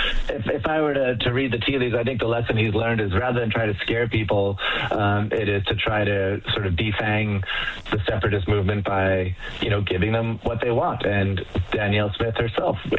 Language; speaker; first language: English; native; English